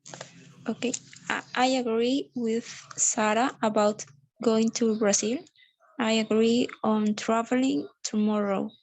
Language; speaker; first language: English; non-native, learner; Spanish